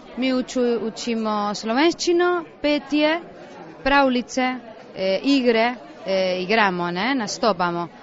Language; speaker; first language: Slovenian; early bilingual, heritage; Slovenian